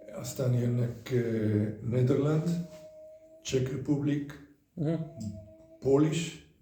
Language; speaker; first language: Hungarian; early bilingual, heritage; Hungarian